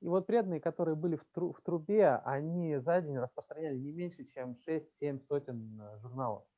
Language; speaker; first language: Russian; native; Russian